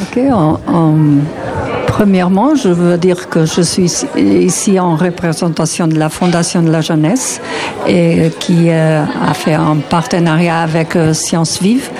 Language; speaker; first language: French; non-native, learner; Portuguese